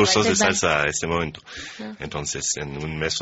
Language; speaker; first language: Spanish; non-native, fluent; French